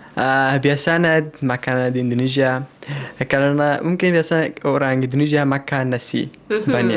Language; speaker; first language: Indonesian; non-native, learner; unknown